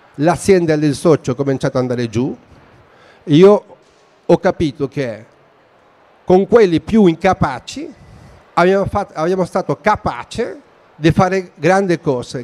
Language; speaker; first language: Italian; non-native, fluent; Spanish